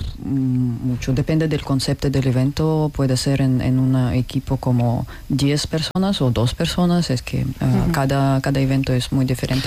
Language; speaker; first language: Spanish; non-native, learner; Russian